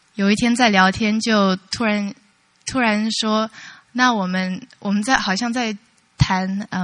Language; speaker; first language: Chinese; early bilingual, heritage; Chinese